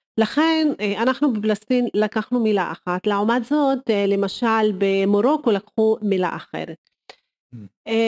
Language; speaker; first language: Hebrew; non-native, local second language; Arabic